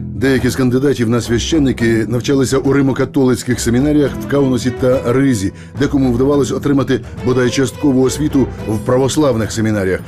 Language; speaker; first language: Ukrainian; native; Ukrainian